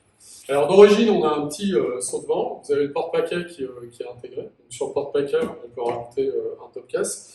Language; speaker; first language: French; native; French